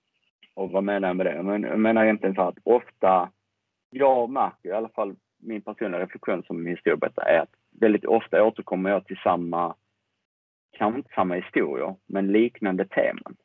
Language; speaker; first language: Swedish; native; Swedish